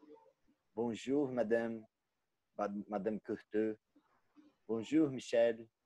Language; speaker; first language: French; non-native, learner; Portuguese